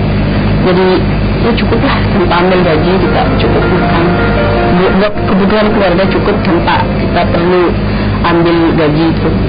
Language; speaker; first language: Indonesian; native; Indonesian